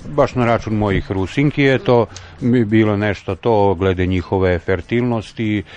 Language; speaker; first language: Serbian; non-native, local second language; Rusyn